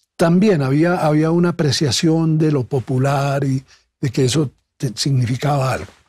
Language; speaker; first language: Spanish; native; Spanish